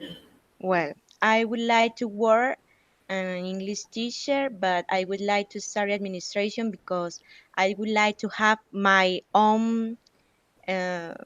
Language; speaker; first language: English; non-native, learner; Spanish